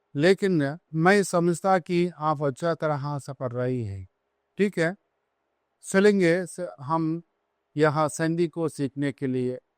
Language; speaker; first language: Hindi; non-native, local second language; Telugu